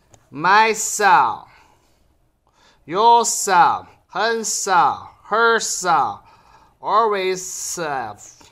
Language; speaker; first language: English; non-native, learner; Chinese